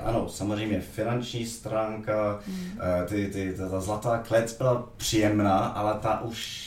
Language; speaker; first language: Czech; non-native, fluent; English